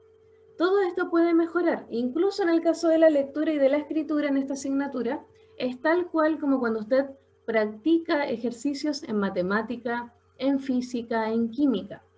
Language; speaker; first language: Spanish; native; Spanish